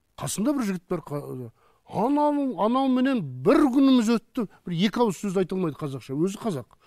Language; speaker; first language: Kazakh; native; Kazakh